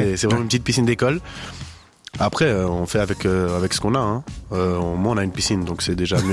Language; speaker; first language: French; native; French